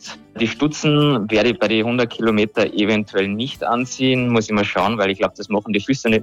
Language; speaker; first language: German; native; German